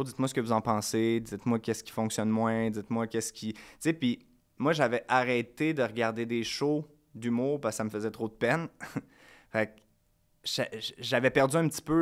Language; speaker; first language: French; native; French